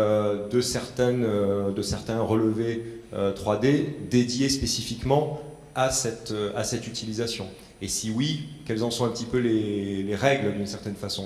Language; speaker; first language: French; native; French